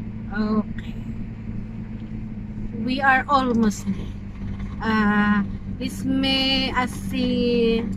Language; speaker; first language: English; non-native, local second language; Filipino